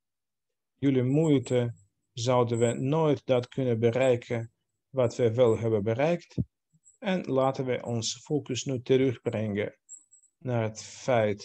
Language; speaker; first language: Dutch; non-native, fluent; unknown